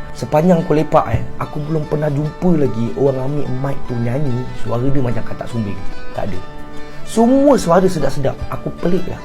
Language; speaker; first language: Malay; native; Malay